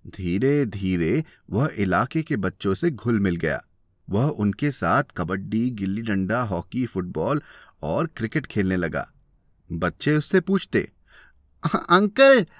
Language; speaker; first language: Hindi; native; Hindi